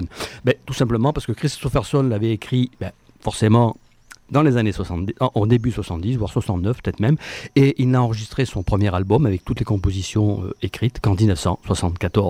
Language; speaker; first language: French; native; French